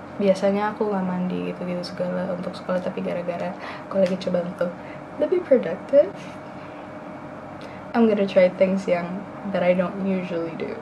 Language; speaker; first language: Indonesian; early bilingual, heritage; Indonesian